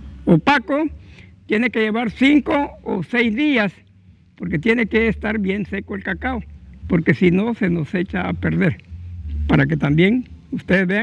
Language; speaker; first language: Spanish; native; Spanish